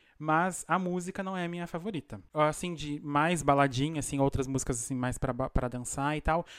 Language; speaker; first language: Portuguese; native; Portuguese